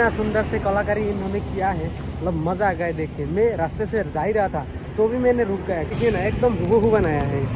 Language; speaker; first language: Hindi; non-native, local second language; Assamese